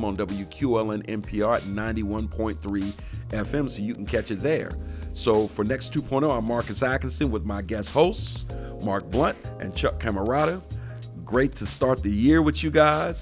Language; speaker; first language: English; native; English